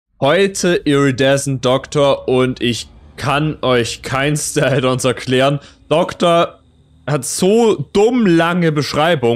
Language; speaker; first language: German; native; German